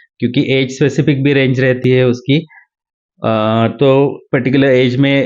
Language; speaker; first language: Hindi; non-native, local second language; Marathi